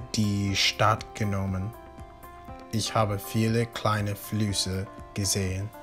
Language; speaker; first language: German; non-native, learner; Spanish